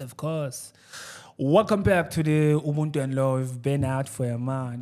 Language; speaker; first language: English; non-native, local second language; Zulu